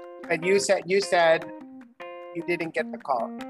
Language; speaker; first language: English; non-native, fluent; Spanish